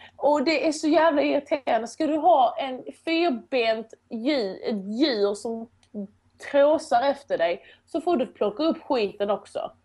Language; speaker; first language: Swedish; early bilingual, other home language; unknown